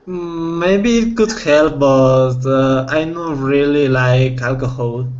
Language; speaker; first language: English; non-native, fluent; Spanish